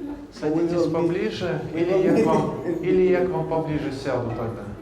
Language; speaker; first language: Russian; native; Russian